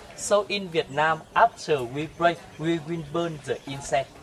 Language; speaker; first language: English; non-native, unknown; Vietnamese